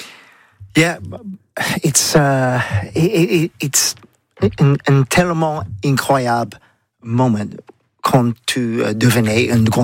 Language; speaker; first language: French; non-native, learner; English